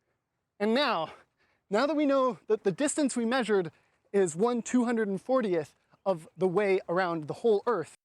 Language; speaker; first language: English; native; English